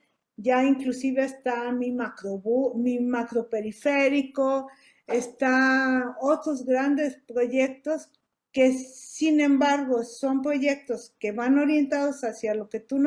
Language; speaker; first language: Spanish; native; Spanish